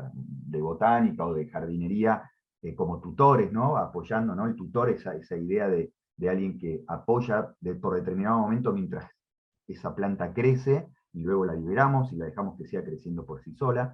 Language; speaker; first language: Spanish; native; Spanish